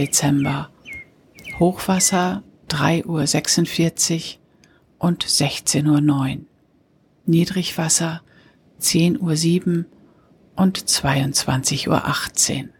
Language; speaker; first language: German; native; German